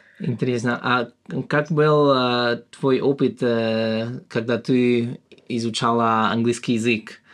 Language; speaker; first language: Russian; non-native, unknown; Spanish